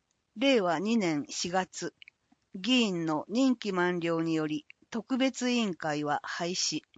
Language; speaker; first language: Japanese; native; Japanese